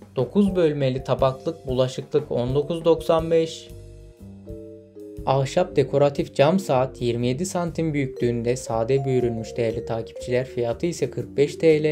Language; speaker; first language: Turkish; native; Turkish